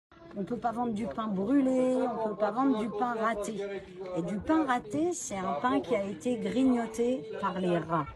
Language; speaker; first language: French; native; French